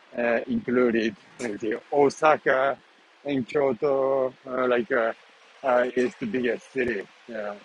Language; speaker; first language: English; non-native, learner; Japanese